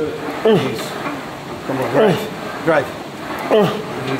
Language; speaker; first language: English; non-native, learner; Portuguese